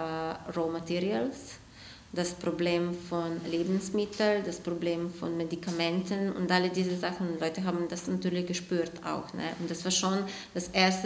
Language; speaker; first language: German; non-native, fluent; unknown